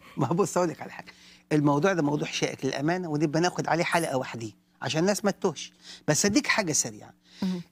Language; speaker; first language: Arabic; native; Arabic